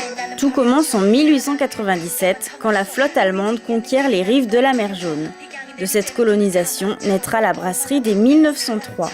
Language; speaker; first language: French; native; French